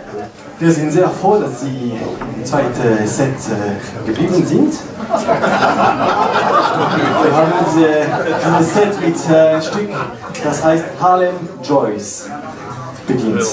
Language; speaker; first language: German; non-native, learner; French